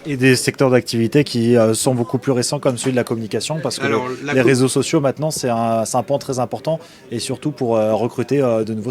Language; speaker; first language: French; native; French